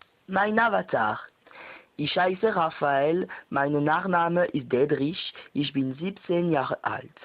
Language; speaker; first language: German; non-native, learner; French